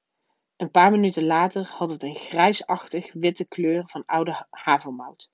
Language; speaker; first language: Dutch; native; Dutch